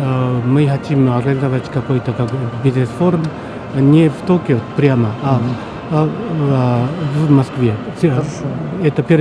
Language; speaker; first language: Russian; non-native, fluent; Japanese